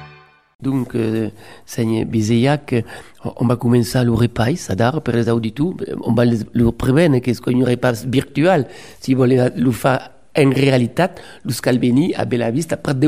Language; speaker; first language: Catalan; non-native, local second language; French